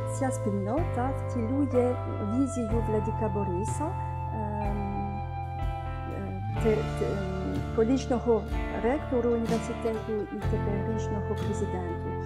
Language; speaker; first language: Ukrainian; non-native, fluent; French